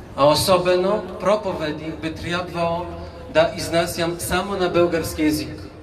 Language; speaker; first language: Bulgarian; non-native, fluent; Polish